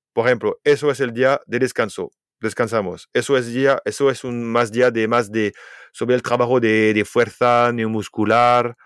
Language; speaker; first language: Spanish; non-native, fluent; French